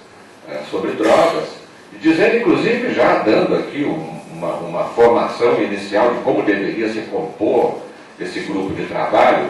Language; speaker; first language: Portuguese; native; Portuguese